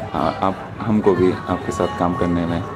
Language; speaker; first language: Hindi; non-native, learner; Bangla